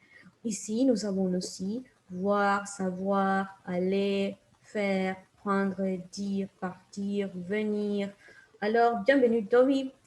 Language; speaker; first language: French; non-native, fluent; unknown